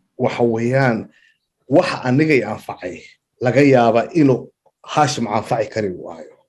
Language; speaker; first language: Somali; early bilingual, heritage; Somali